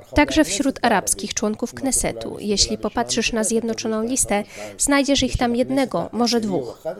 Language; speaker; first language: Polish; non-native, fluent; Arabic